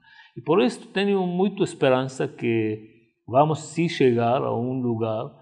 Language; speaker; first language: Portuguese; non-native, fluent; Arabic